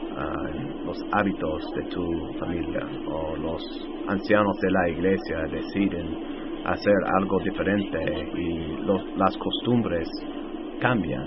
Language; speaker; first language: Spanish; non-native, fluent; English